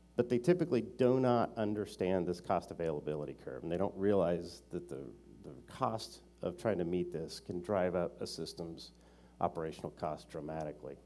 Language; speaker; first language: English; native; English